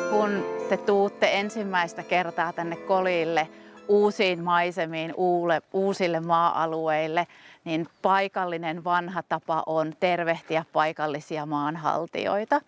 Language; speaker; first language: Finnish; native; Finnish